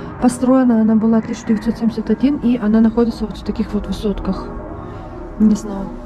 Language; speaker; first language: Russian; early bilingual, heritage; Russian